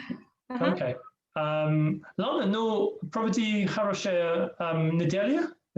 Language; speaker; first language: Russian; non-native, learner; English